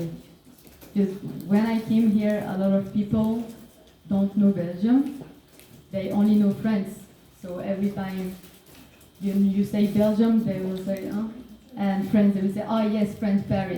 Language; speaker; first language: English; non-native, fluent; French